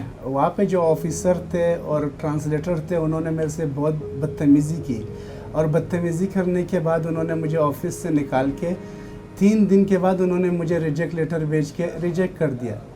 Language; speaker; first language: Hindi; non-native, fluent; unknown